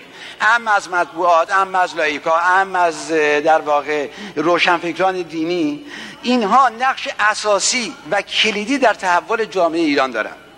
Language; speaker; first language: Persian; native; Persian